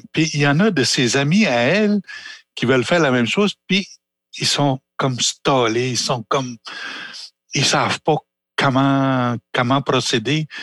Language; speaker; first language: French; non-native, local second language; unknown